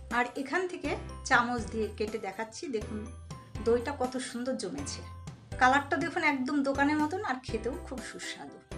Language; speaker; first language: Bangla; native; Bangla